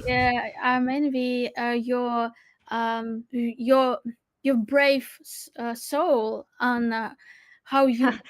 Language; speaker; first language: English; non-native, learner; Crimean Tatar